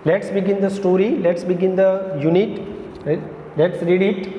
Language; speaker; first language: English; non-native, local second language; Gujarati